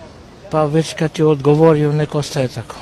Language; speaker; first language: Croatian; non-native, local second language; Albanian